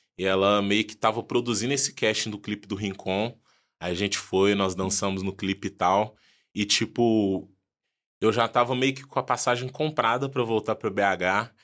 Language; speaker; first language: Portuguese; early bilingual, other home language; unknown